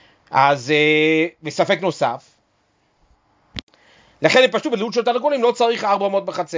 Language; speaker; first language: Hebrew; native; Hebrew